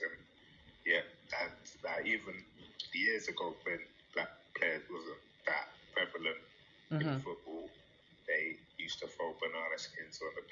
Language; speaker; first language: English; native; English